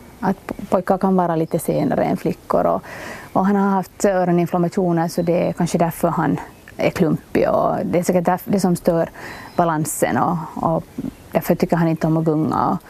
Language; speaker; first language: Swedish; native; Swedish